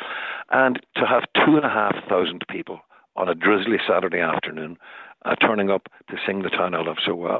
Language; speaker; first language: English; native; English